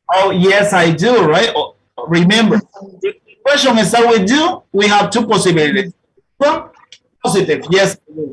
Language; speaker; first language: English; non-native, fluent; Spanish